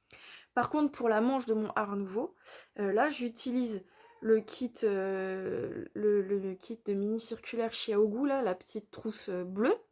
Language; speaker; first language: French; native; French